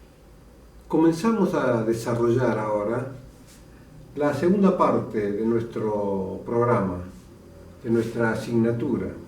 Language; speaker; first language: Spanish; native; Spanish